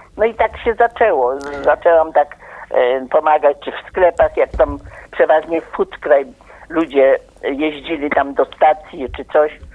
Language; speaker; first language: Polish; native; Polish